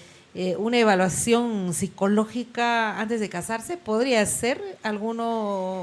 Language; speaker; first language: Spanish; native; Spanish